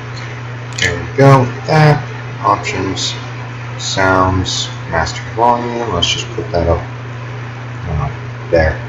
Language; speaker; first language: English; native; English